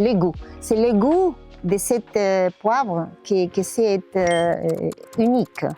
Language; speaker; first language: French; non-native, learner; Spanish